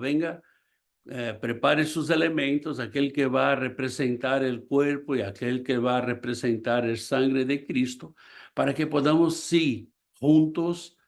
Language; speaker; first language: Spanish; non-native, fluent; Portuguese